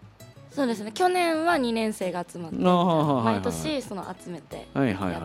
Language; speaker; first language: Japanese; native; Japanese